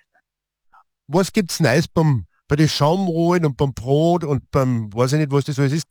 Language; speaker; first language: German; native; German